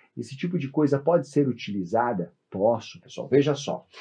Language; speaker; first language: Portuguese; native; Portuguese